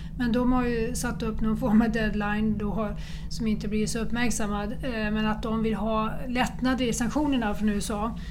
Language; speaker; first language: Swedish; native; Swedish